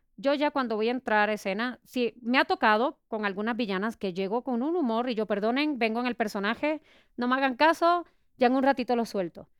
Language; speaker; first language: Spanish; native; Spanish